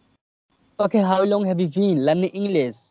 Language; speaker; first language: English; non-native, learner; Hindi